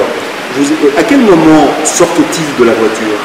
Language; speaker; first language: French; native; French